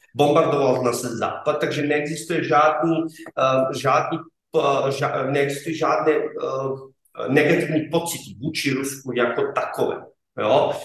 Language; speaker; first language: Czech; non-native, fluent; Serbian